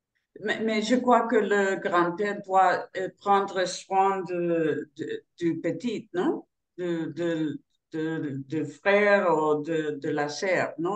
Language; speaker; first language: French; non-native, learner; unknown